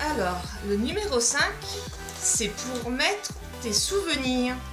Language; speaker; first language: French; native; French